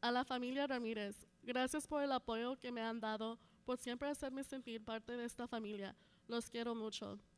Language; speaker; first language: Spanish; early bilingual, heritage; Spanish